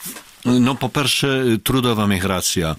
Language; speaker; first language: Ukrainian; non-native, fluent; Polish